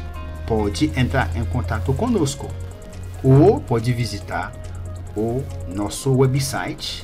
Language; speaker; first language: Portuguese; non-native, learner; Haitian Creole